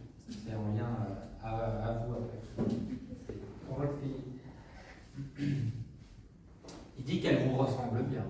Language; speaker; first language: French; native; French